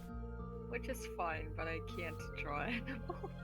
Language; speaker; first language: English; native; English